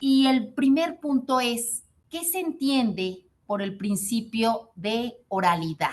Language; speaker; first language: Spanish; native; Spanish